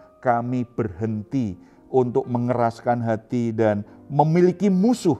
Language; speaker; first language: Indonesian; native; Indonesian